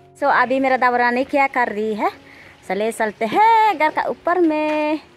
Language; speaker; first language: Hindi; non-native, local second language; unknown